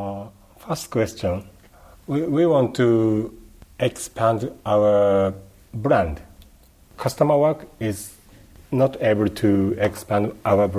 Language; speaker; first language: English; non-native, learner; Japanese